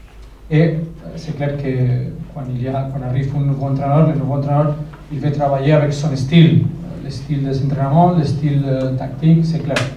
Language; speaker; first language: French; non-native, learner; Spanish